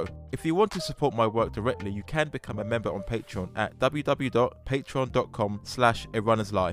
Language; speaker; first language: English; native; English